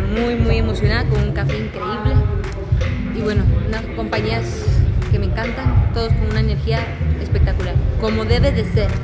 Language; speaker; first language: Spanish; early bilingual, other home language; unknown